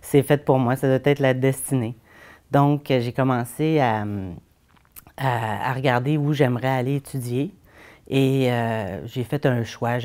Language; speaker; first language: French; native; French